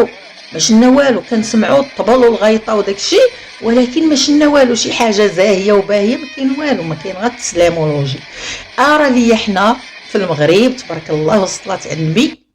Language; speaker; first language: Arabic; native; Arabic